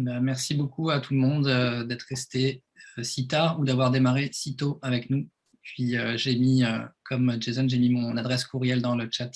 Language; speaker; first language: French; native; French